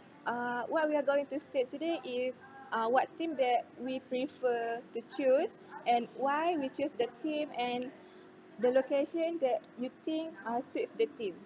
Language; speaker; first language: English; non-native, local second language; Malay